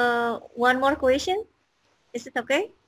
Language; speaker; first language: English; non-native, fluent; Indonesian